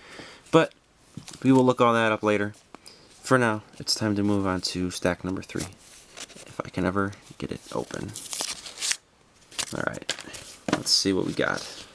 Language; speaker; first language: English; native; English